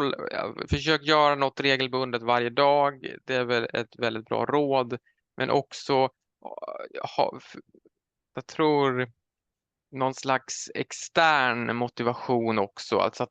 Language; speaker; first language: Swedish; native; Swedish